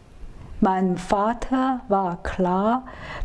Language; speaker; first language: German; non-native, fluent; Chinese